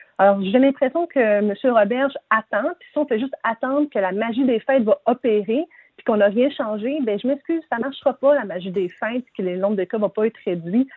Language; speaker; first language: French; native; French